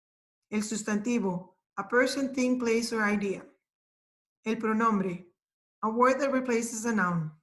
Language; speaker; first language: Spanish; non-native, fluent; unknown